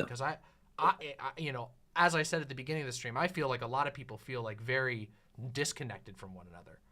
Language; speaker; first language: English; native; English